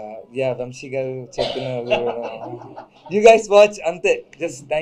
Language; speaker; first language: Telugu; non-native, learner; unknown